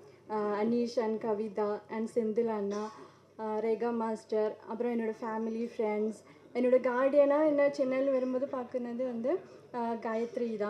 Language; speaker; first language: Tamil; non-native, learner; Malayalam